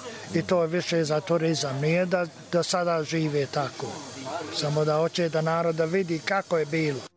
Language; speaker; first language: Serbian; early bilingual, heritage; Serbian